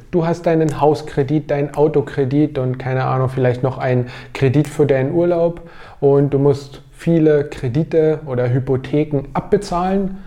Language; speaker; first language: German; native; German